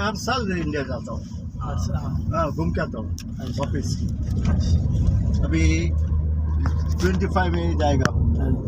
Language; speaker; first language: Hindi; non-native, local second language; Malayalam